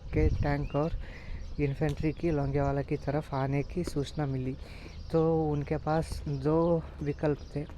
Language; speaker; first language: Hindi; non-native, local second language; Kannada